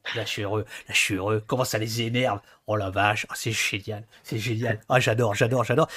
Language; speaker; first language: French; native; French